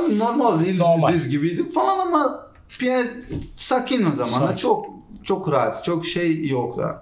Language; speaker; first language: Turkish; non-native, learner; Portuguese